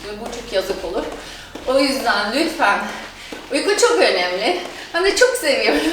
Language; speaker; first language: Turkish; non-native, fluent; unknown